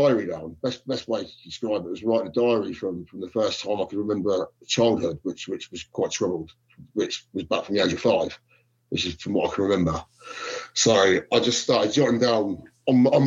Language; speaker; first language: English; native; English